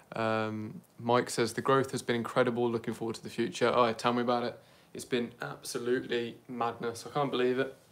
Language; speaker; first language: English; native; English